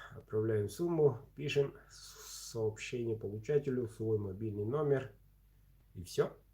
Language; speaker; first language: Russian; non-native, local second language; Yakut